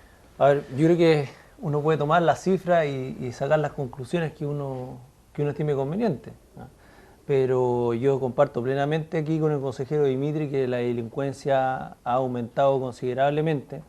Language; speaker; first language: Spanish; native; Spanish